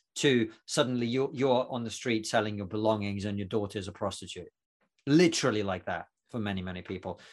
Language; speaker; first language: English; non-native, fluent; Russian